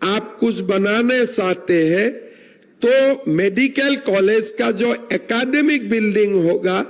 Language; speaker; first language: Hindi; non-native, local second language; Assamese